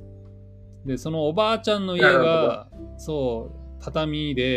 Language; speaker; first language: Japanese; native; Japanese